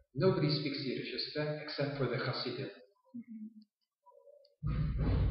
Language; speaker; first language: English; non-native, local second language; Yiddish